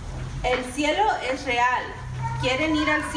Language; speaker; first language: Spanish; early bilingual, heritage; Spanish